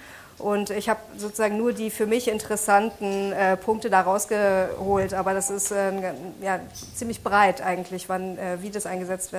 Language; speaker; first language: German; native; German